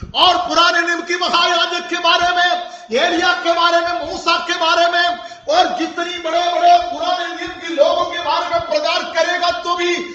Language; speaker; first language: Hindi; non-native, local second language; Malayalam